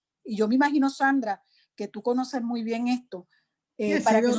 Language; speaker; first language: Spanish; native; Spanish